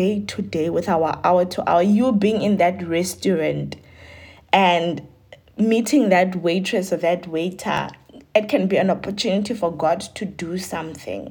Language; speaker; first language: English; non-native, local second language; Tsonga